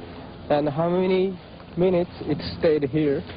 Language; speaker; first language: English; non-native, fluent; Japanese